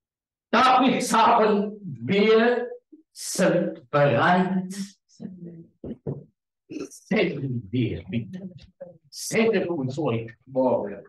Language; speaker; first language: German; non-native, learner; Afrikaans